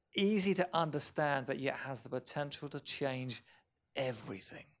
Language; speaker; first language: English; native; English